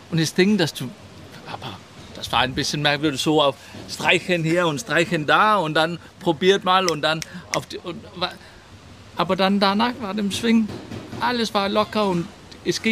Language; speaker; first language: German; non-native, learner; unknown